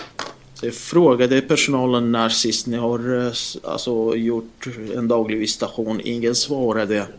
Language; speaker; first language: Swedish; non-native, fluent; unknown